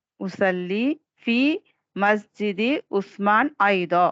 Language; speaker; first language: Arabic; non-native, learner; Tamil